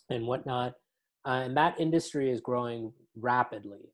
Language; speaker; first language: English; native; English